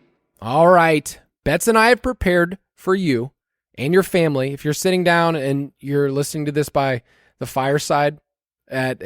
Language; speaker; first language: English; native; English